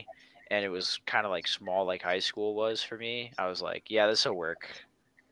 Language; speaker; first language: English; native; English